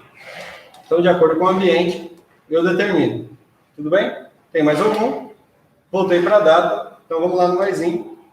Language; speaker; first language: Portuguese; native; Portuguese